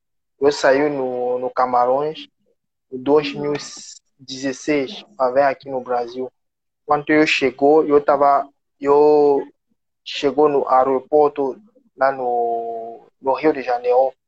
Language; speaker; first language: Portuguese; non-native, learner; French